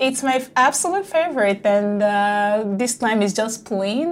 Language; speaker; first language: English; non-native, local second language; Igbo